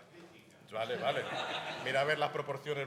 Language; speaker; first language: Spanish; native; Spanish